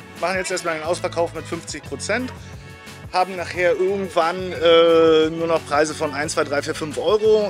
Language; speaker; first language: German; native; German